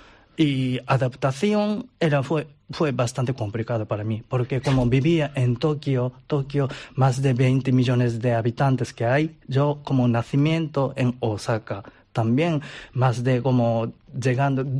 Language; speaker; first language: Spanish; non-native, learner; Japanese